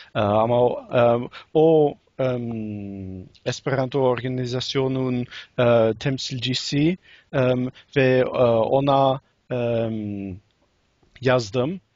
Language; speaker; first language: Turkish; non-native, learner; English